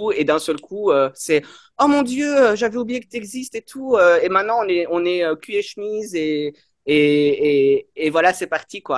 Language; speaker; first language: French; native; French